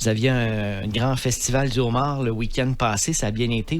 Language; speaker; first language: French; native; French